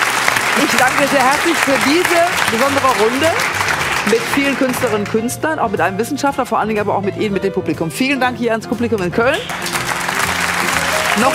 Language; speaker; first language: German; native; German